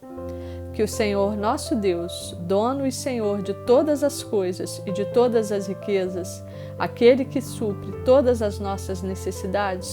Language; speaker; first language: Portuguese; native; Portuguese